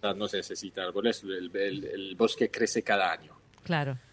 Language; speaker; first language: Spanish; non-native, fluent; French